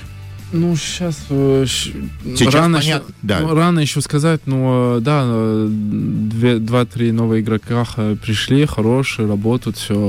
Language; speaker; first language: Russian; early bilingual, heritage; French